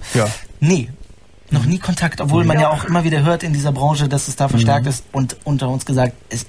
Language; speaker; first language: German; native; German